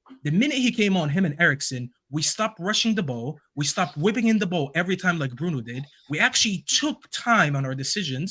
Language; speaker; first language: English; native; English